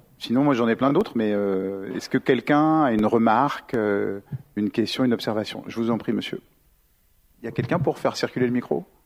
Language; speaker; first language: French; native; French